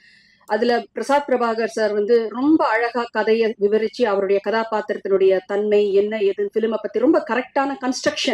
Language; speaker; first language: Tamil; native; Tamil